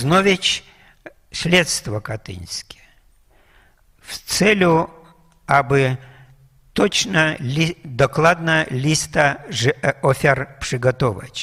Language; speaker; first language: Polish; non-native, fluent; Russian